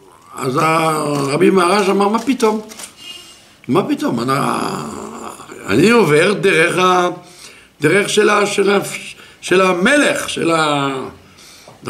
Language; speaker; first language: Hebrew; non-native, fluent; French